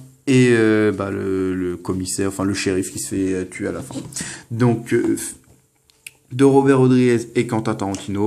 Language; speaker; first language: French; native; French